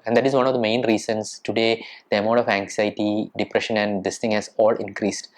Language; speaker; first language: English; non-native, local second language; Malayalam